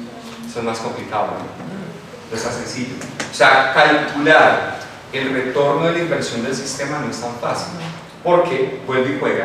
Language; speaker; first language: Spanish; native; Spanish